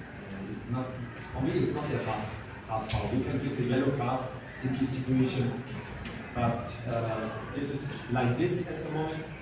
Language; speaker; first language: English; non-native, fluent; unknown